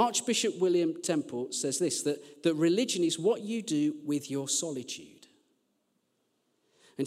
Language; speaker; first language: English; native; English